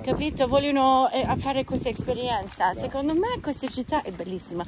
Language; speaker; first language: Italian; non-native, learner; English